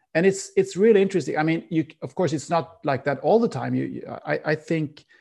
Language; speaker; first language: English; non-native, fluent; Swedish